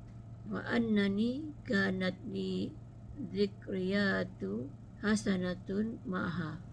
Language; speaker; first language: Arabic; non-native, learner; Malay